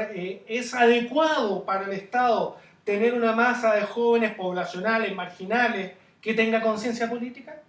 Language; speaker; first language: Spanish; native; Spanish